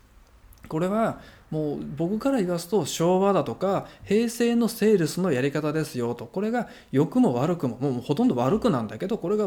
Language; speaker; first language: Japanese; native; Japanese